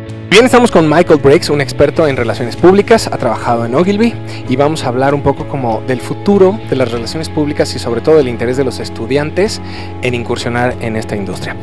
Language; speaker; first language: Spanish; native; Spanish